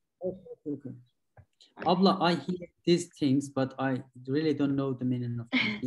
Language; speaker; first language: English; non-native, fluent; Turkish